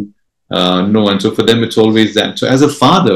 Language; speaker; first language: English; non-native, local second language; Marathi